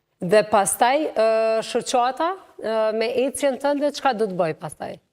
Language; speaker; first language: Albanian; native; Albanian